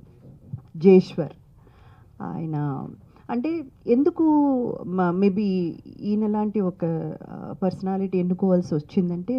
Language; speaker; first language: Telugu; native; Telugu